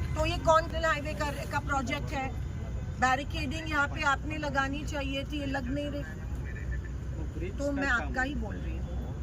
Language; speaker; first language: Hindi; non-native, local second language; Marathi